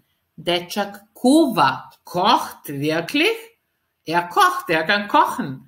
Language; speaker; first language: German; non-native, fluent; Serbian